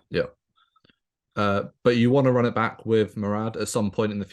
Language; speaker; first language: English; native; English